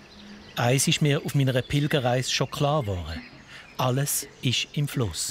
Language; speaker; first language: German; native; German